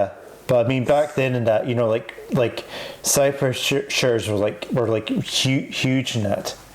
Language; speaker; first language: English; native; English